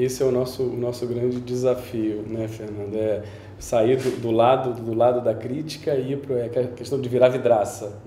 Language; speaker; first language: Portuguese; native; Portuguese